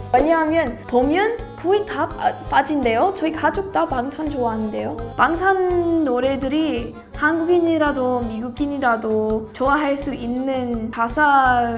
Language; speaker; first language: Korean; non-native, learner; English